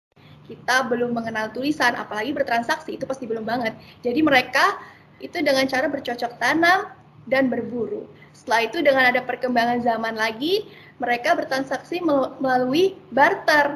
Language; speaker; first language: Indonesian; native; Indonesian